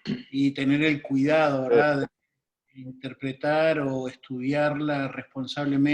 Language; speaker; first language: Spanish; native; Spanish